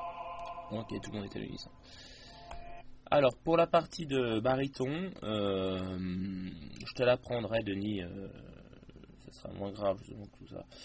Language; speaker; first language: French; native; French